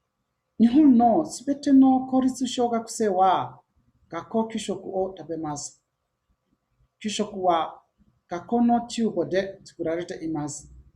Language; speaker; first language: Japanese; non-native, learner; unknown